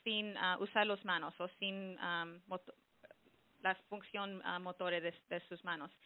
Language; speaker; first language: Spanish; early bilingual, heritage; Spanish